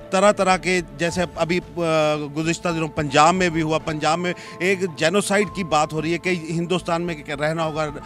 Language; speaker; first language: Hindi; native; Hindi